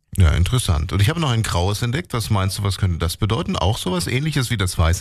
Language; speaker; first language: German; native; German